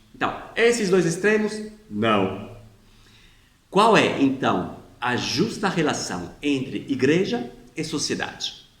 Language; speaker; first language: Portuguese; non-native, fluent; Italian